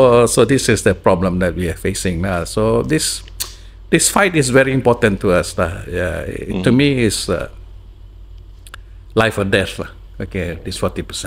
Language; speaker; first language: English; non-native, local second language; Malay